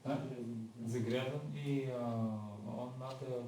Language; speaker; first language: Russian; non-native, learner; Bulgarian